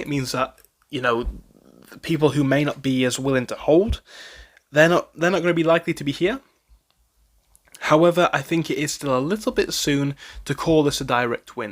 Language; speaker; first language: English; native; English